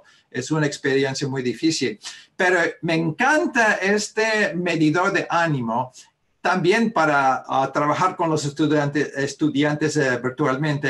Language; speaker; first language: Spanish; early bilingual, heritage; Spanish